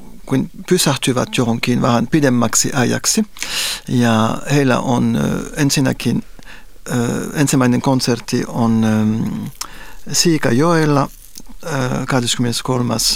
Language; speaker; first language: Finnish; non-native, fluent; French